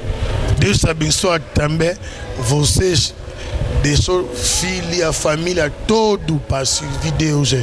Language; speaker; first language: Portuguese; non-native, learner; Lingala